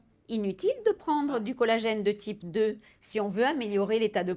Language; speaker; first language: French; native; French